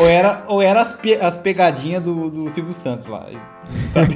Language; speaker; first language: Portuguese; native; Portuguese